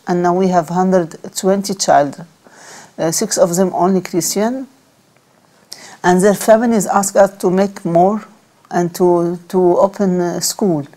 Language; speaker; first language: English; non-native, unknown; Arabic